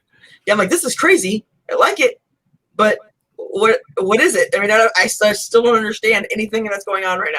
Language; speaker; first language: English; native; English